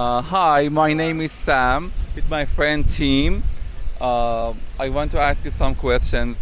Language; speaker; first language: English; non-native, learner; Chinese